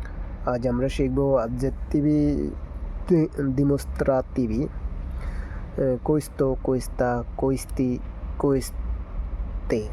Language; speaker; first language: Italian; non-native, fluent; Bangla